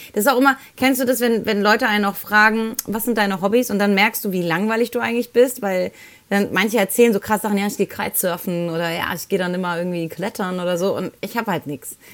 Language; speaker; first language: German; early bilingual, other home language; Spanish